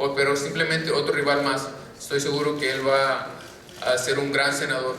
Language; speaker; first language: Spanish; early bilingual, heritage; Spanish